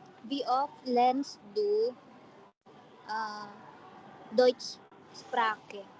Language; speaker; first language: German; non-native, learner; Filipino